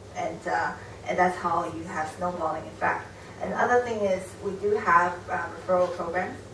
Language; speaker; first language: English; non-native, fluent; Chinese